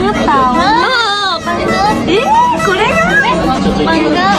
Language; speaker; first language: Indonesian; non-native, learner; Korean